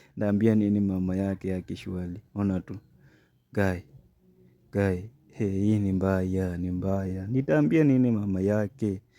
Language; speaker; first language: Swahili; non-native, local second language; Luyia